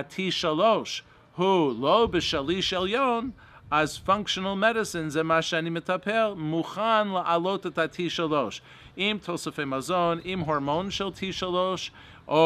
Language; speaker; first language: Hebrew; non-native, fluent; English